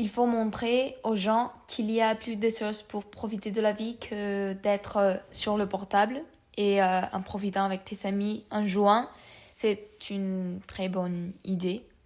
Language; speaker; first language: French; non-native, learner; Spanish